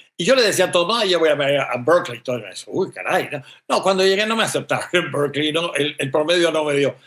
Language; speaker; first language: Spanish; native; Spanish